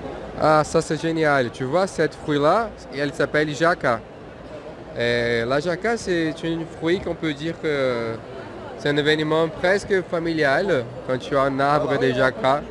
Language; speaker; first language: French; non-native, fluent; Portuguese